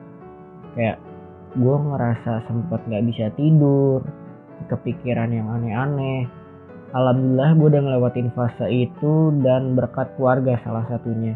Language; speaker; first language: Indonesian; native; Indonesian